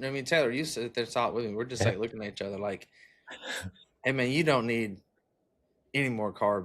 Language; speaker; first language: English; native; English